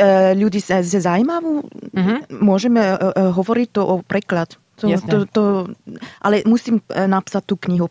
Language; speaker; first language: Slovak; non-native, learner; German